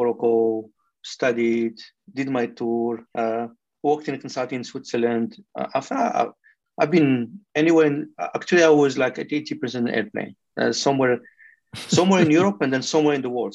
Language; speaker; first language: English; non-native, fluent; French